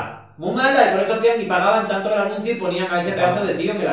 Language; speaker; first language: Spanish; native; Spanish